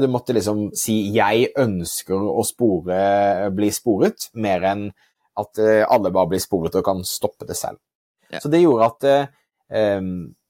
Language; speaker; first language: Norwegian; native; Norwegian